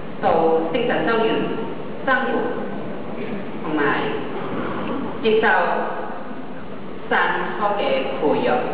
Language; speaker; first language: Cantonese; non-native, learner; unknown